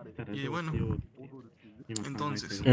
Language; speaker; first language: Spanish; native; Spanish